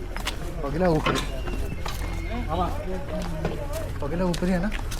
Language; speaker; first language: Hindi; non-native, local second language; Malayalam